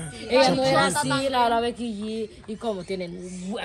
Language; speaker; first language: Spanish; native; Spanish